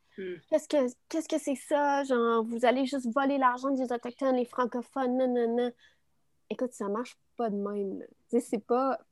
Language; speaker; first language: French; native; French